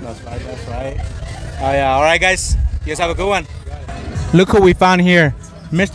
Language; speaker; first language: English; early bilingual, other home language; Spanish